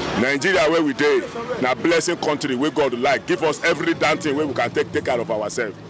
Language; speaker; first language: Nigerian Pidgin; non-native, local second language; Yoruba